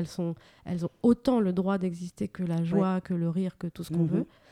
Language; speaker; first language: French; native; French